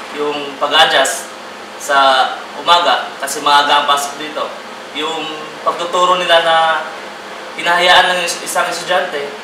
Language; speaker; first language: Filipino; non-native, local second language; Cebuano